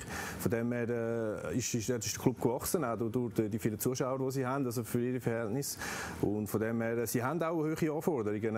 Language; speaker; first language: German; native; German